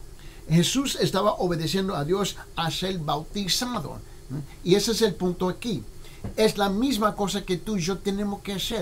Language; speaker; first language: Spanish; early bilingual, heritage; Spanish